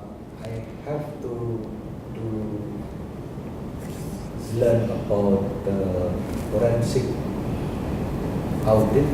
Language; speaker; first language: English; non-native, learner; Malay